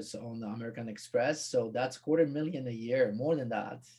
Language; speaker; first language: English; non-native, fluent; Polish